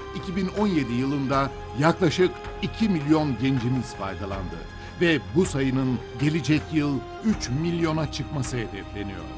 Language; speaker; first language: Turkish; native; Turkish